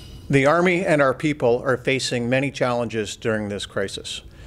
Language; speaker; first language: English; native; English